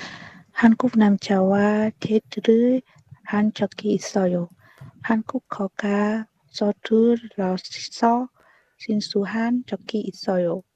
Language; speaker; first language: Korean; non-native, learner; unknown